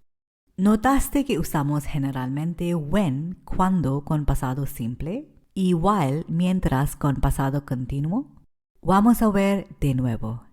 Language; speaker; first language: Spanish; non-native, fluent; English